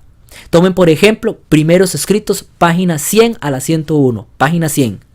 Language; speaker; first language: Spanish; native; Spanish